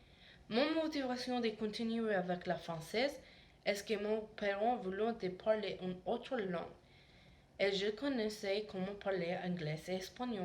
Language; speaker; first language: French; non-native, learner; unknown